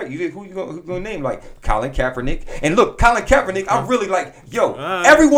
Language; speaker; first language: English; native; English